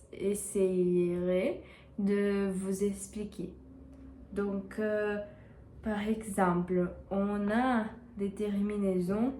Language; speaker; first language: French; non-native, learner; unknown